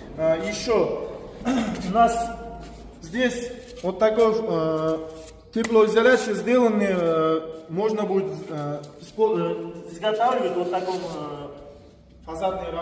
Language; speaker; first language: Russian; non-native, fluent; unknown